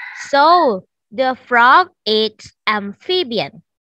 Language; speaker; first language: English; non-native, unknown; Thai